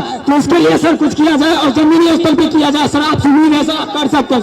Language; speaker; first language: Hindi; native; Hindi